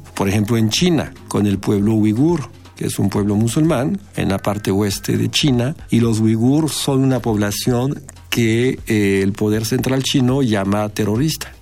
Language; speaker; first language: Spanish; non-native, fluent; French